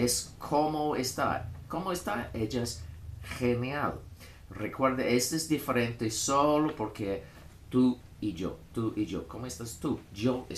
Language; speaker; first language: Spanish; non-native, fluent; English